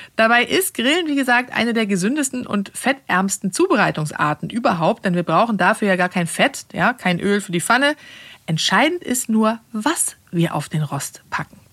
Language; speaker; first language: German; non-native, fluent; Swedish